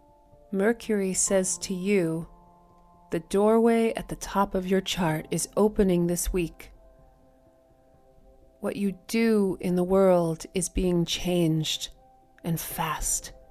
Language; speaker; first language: English; native; English